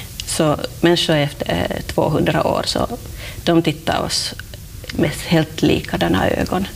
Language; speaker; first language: Swedish; non-native, local second language; Finnish